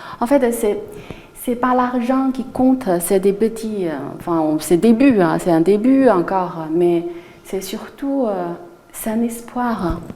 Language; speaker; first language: French; non-native, fluent; Chinese